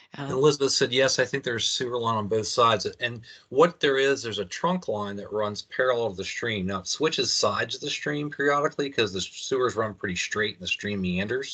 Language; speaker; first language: English; native; English